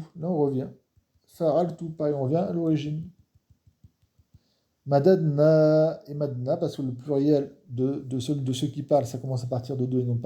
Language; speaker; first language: French; non-native, fluent; Arabic